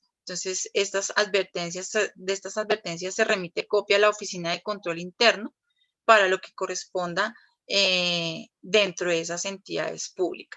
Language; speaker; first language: Spanish; native; Spanish